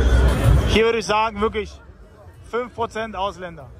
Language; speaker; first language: German; native; German